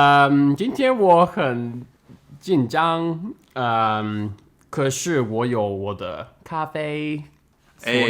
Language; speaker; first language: Chinese; non-native, learner; English